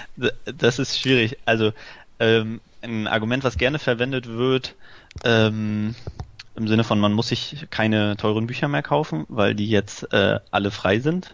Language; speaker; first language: German; native; German